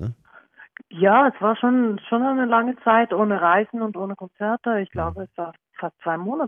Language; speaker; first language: German; non-native, learner; Norwegian